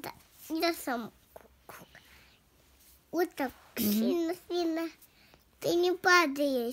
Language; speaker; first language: Russian; early bilingual, heritage; Russian